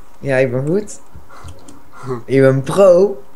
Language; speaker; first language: Dutch; native; Dutch